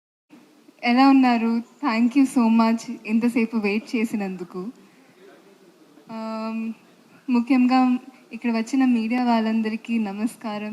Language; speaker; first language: Telugu; non-native, fluent; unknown